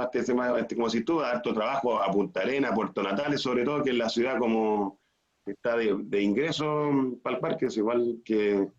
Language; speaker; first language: Spanish; native; Spanish